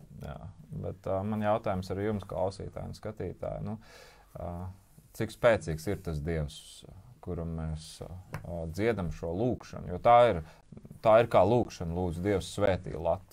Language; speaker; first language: Latvian; native; Latvian